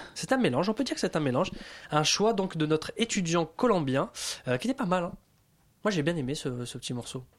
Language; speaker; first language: French; native; French